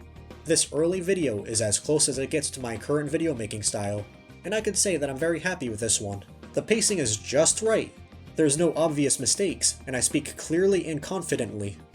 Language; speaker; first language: English; native; English